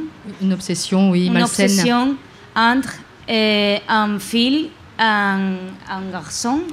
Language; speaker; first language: French; non-native, learner; Spanish